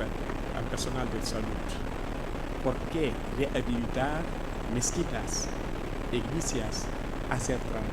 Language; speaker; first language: Spanish; non-native, fluent; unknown